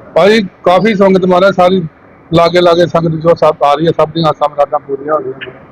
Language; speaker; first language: Hindi; non-native, local second language; Punjabi